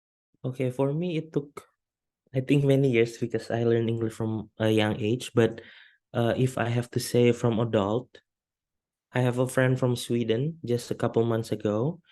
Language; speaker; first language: English; non-native, fluent; Indonesian